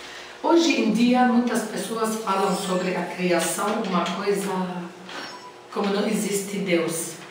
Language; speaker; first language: Portuguese; non-native, learner; Arabic